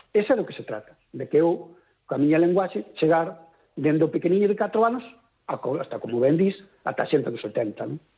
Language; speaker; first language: Galician; native; Galician